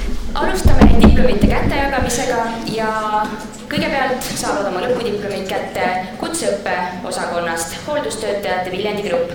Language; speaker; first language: Estonian; native; Estonian